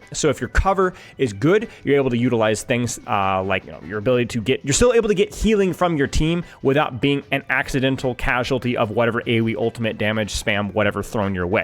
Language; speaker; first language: English; native; English